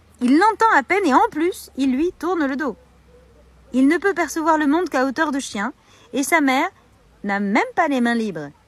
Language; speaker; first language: French; native; French